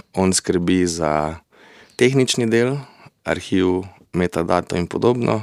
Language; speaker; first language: Slovenian; native; Slovenian